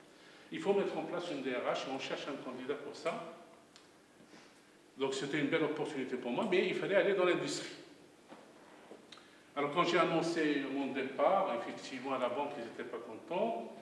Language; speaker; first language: French; non-native, local second language; Arabic